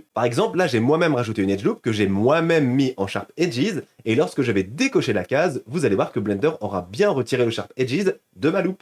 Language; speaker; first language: French; native; French